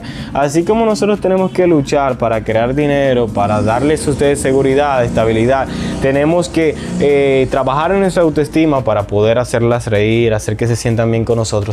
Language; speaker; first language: Spanish; native; Spanish